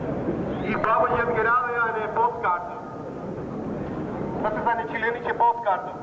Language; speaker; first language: German; non-native, fluent; Spanish